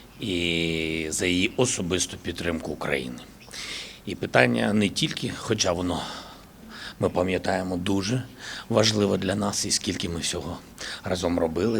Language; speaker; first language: Ukrainian; native; Ukrainian